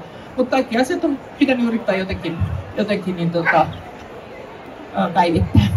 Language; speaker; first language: Finnish; native; Finnish